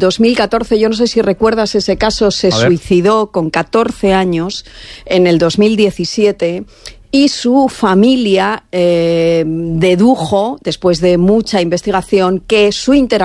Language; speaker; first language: Spanish; native; Spanish